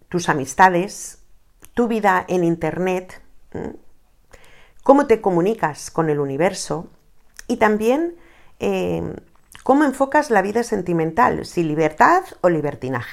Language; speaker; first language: Spanish; native; Spanish